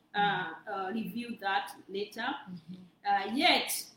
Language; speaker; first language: English; non-native, local second language; Kikuyu